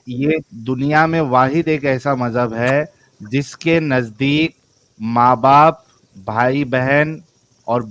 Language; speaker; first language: Hindi; native; Hindi